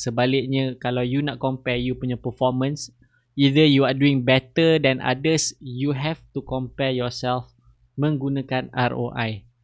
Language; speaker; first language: English; non-native, local second language; Malay